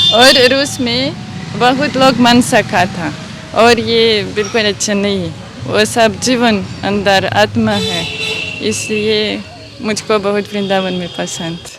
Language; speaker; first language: Hindi; non-native, learner; Russian